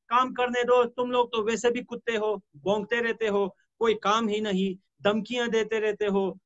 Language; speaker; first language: Urdu; non-native, fluent; Pashto